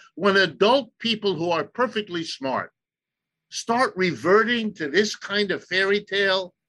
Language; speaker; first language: English; early bilingual, other home language; German